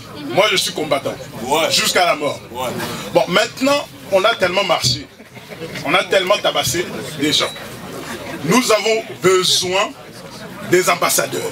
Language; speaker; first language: French; non-native, local second language; Lingala